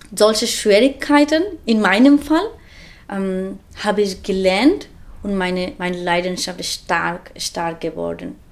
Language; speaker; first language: German; non-native, fluent; Bangla